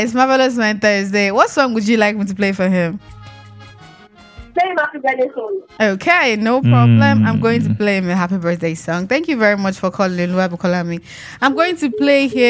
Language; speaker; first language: English; non-native, local second language; Yoruba